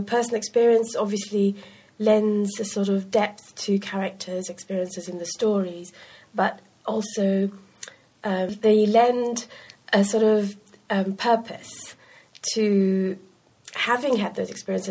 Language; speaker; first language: English; non-native, local second language; Sinhala